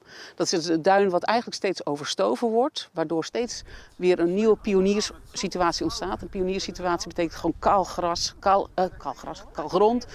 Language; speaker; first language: Dutch; native; Dutch